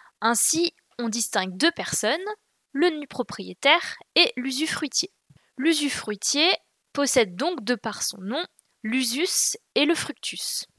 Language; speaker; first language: French; native; French